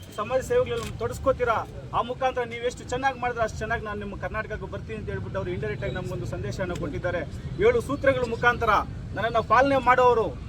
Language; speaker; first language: Kannada; non-native, local second language; Telugu